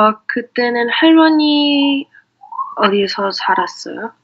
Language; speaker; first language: Korean; non-native, learner; English